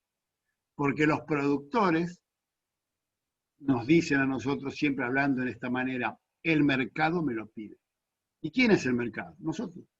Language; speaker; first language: Spanish; native; Spanish